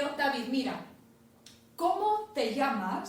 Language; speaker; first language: Spanish; non-native, fluent; English